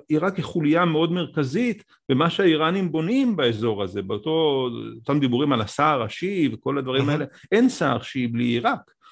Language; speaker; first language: Hebrew; native; Hebrew